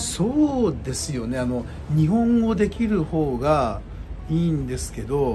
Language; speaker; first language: Japanese; native; Japanese